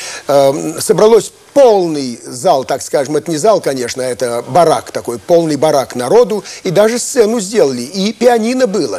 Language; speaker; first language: Russian; native; Russian